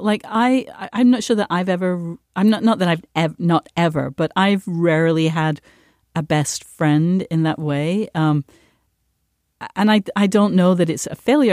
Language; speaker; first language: English; native; English